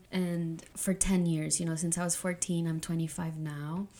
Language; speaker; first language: English; early bilingual, other home language; Spanish